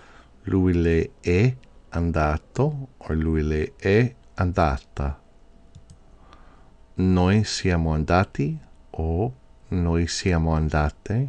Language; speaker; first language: Italian; non-native, fluent; English